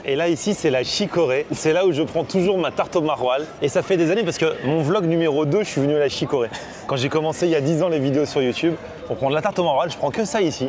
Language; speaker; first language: French; native; French